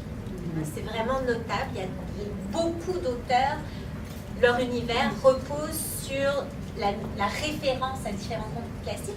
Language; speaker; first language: French; native; French